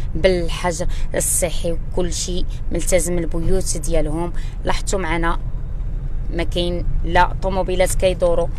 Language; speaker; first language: Arabic; non-native, local second language; Central Atlas Tamazight